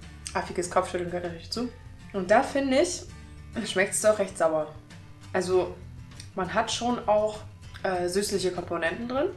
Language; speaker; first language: German; native; German